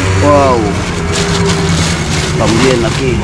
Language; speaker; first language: Spanish; non-native, learner; Filipino